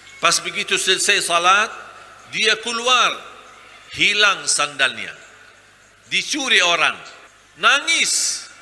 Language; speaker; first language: Malay; non-native, fluent; Arabic